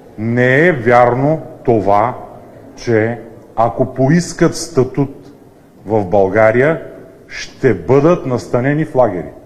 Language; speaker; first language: Bulgarian; native; Bulgarian